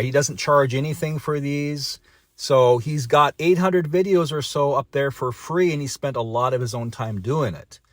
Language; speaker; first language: English; native; English